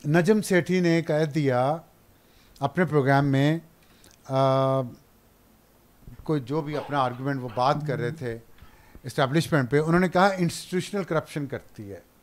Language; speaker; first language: Urdu; non-native, local second language; Punjabi